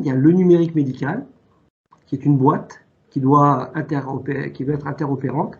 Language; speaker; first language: French; native; French